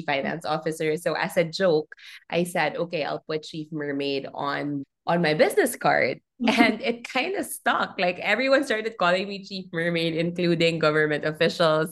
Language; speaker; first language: English; non-native, local second language; Filipino